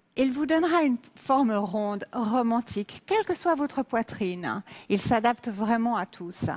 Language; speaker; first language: French; native; French